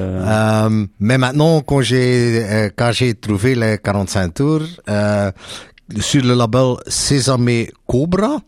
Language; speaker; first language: French; non-native, local second language; Dutch